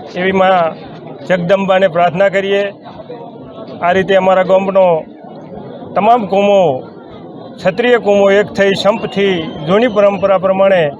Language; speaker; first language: Gujarati; native; Gujarati